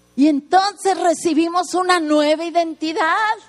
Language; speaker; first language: Spanish; native; Spanish